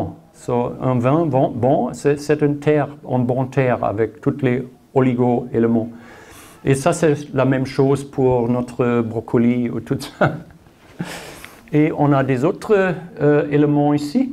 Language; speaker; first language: French; non-native, learner; German